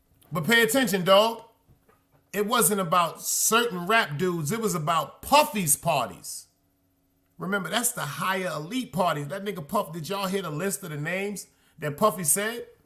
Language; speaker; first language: English; native; English